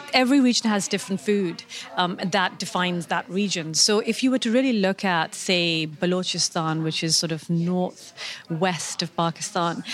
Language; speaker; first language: English; non-native, local second language; Urdu